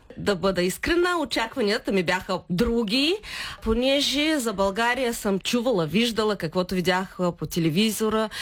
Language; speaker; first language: Bulgarian; early bilingual, heritage; Bulgarian